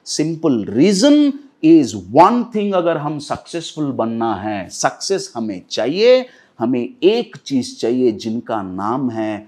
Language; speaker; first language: Hindi; non-native, local second language; Telugu